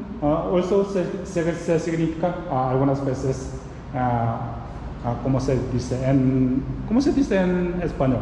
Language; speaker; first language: Spanish; non-native, learner; Korean